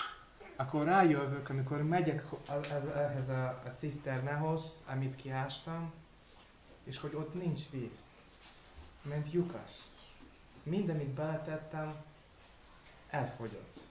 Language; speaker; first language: Hungarian; non-native, learner; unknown